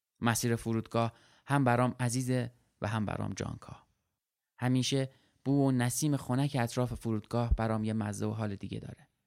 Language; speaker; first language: Persian; early bilingual, other home language; Arabic